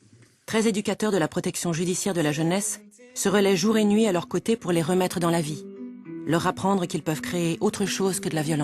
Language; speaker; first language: French; native; French